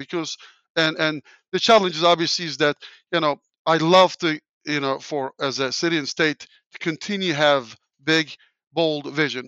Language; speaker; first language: English; non-native, fluent; Turkish